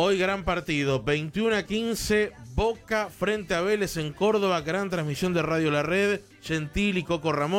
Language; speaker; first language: Spanish; native; Spanish